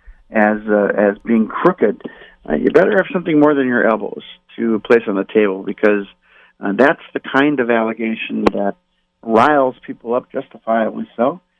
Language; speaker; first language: English; native; English